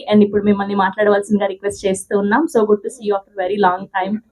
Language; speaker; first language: Telugu; native; Telugu